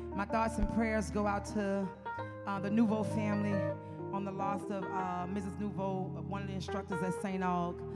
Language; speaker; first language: English; native; English